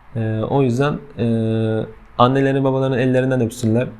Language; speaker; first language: Turkish; non-native, fluent; Persian